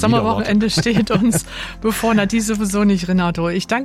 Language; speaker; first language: German; native; German